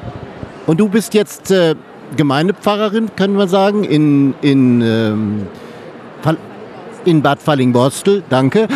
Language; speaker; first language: German; native; German